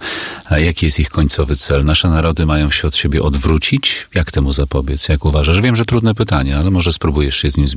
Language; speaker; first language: Polish; native; Polish